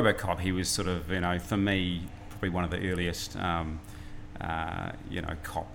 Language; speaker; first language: English; native; English